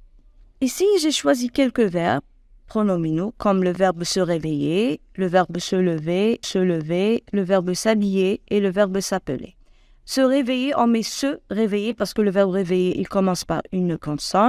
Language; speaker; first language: French; non-native, local second language; Arabic